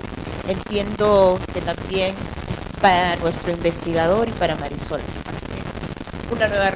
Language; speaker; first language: Spanish; native; Spanish